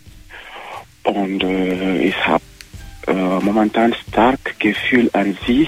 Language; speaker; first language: German; non-native, learner; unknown